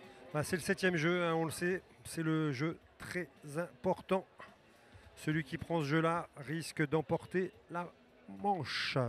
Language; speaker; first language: French; native; French